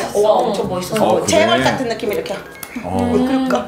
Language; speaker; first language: Korean; non-native, fluent; Spanish